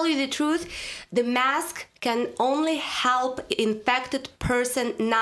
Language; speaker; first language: English; non-native, fluent; Russian